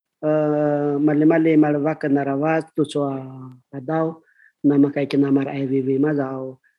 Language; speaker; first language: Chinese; non-native, local second language; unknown